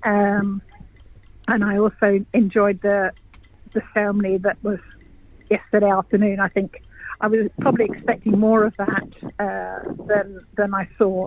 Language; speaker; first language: English; native; English